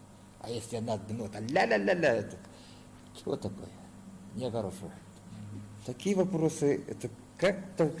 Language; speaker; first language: Russian; non-native, local second language; Yakut